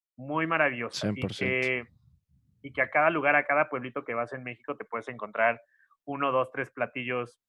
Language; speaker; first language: Spanish; native; Spanish